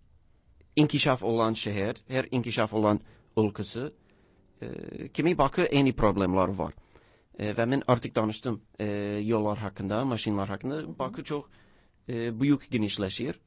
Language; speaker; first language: Turkish; non-native, learner; English